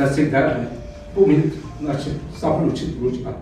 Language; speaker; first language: Russian; non-native, learner; Dutch